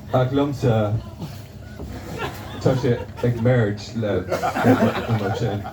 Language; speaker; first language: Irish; non-native, local second language; English